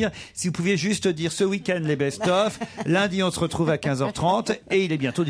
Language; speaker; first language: French; native; French